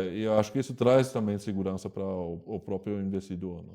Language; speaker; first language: Portuguese; non-native, fluent; German